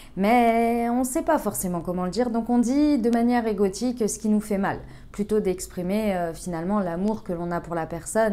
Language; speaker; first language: French; native; French